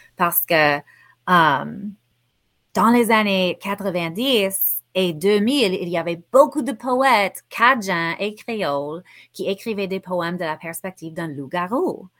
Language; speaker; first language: French; non-native, fluent; English